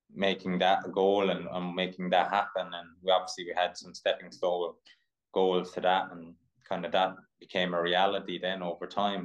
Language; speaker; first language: English; native; English